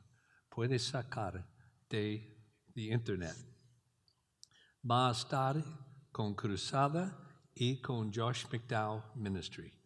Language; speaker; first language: Spanish; non-native, learner; English